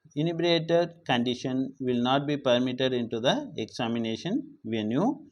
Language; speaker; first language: English; non-native, local second language; Tamil